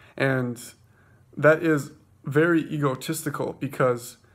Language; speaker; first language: English; native; English